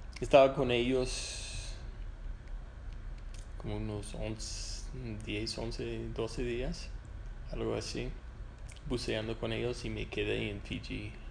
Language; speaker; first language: Spanish; non-native, fluent; English